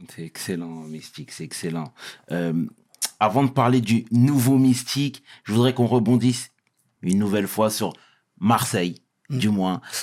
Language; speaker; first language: French; native; French